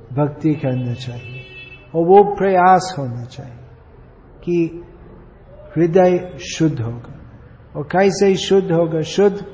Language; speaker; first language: Hindi; non-native, fluent; English